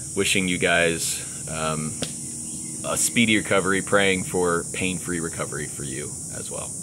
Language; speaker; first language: English; native; English